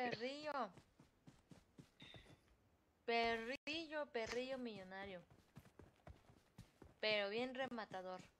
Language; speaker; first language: Spanish; native; Spanish